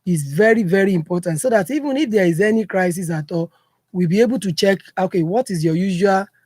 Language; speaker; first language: English; non-native, local second language; Yoruba